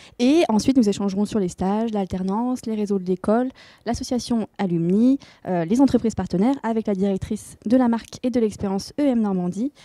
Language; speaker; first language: French; native; French